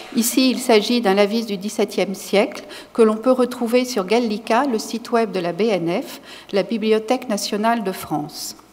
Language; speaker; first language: French; native; French